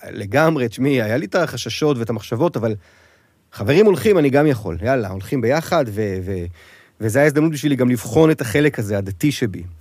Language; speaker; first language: Hebrew; native; Hebrew